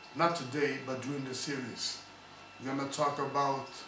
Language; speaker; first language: English; non-native, fluent; Swedish